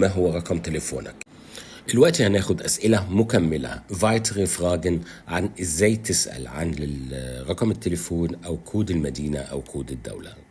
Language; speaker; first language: Arabic; native; Arabic